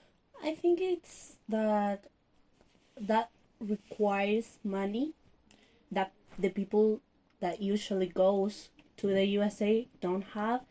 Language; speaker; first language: English; non-native, learner; Spanish